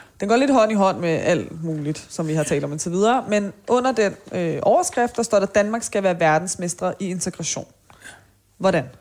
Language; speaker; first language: Danish; early bilingual, other home language; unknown